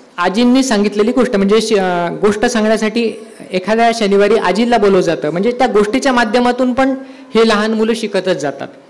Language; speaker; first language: Marathi; native; Marathi